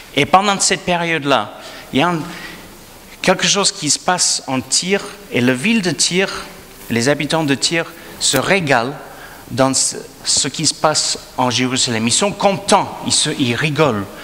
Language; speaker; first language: French; non-native, fluent; English